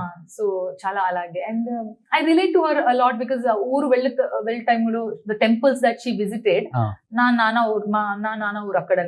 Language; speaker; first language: Telugu; non-native, learner; Kannada